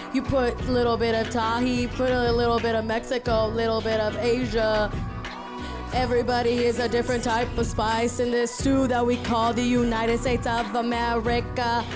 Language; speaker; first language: English; native; English